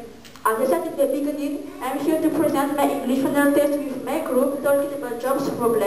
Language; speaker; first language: English; non-native, learner; Malagasy